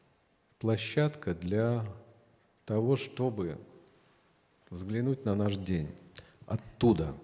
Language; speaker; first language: Russian; native; Russian